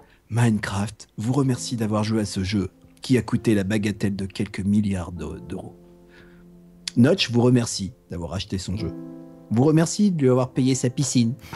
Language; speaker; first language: French; native; French